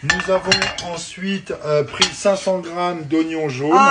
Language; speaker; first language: French; native; French